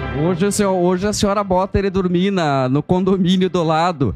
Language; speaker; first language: Portuguese; native; Portuguese